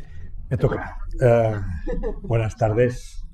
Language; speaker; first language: Spanish; native; Spanish